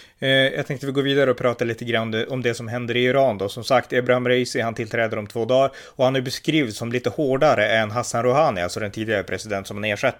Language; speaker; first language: Swedish; native; Swedish